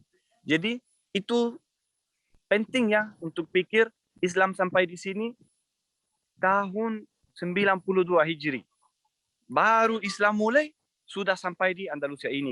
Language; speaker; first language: Indonesian; non-native, fluent; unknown